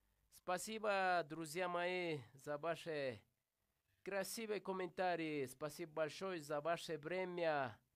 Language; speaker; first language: Russian; non-native, learner; Spanish